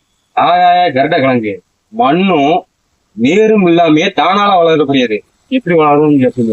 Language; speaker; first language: Tamil; native; Tamil